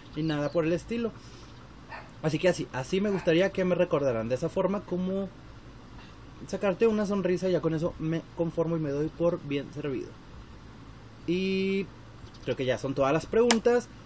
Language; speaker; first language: Spanish; native; Spanish